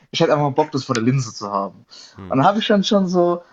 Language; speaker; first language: German; native; German